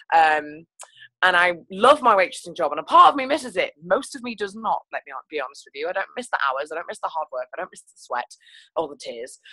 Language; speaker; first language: English; native; English